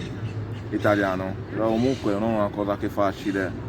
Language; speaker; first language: Italian; non-native, learner; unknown